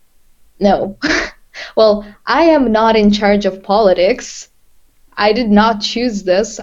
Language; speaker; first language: English; non-native, fluent; Russian